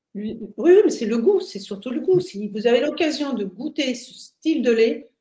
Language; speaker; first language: French; native; French